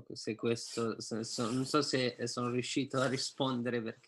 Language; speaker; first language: Italian; non-native, fluent; Persian